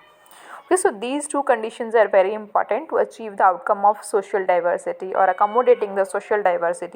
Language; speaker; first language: English; non-native, local second language; Hindi